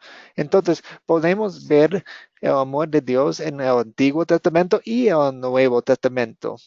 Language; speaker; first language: Spanish; non-native, fluent; English